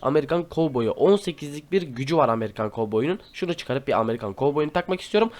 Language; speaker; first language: Turkish; native; Turkish